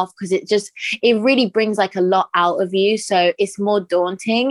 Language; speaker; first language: English; native; English